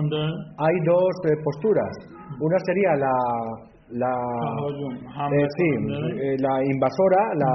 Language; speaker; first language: Spanish; native; Spanish